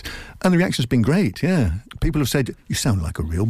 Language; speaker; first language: English; native; English